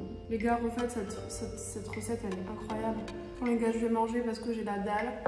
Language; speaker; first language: French; native; French